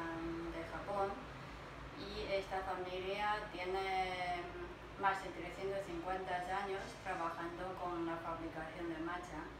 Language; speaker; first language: Spanish; non-native, fluent; Chinese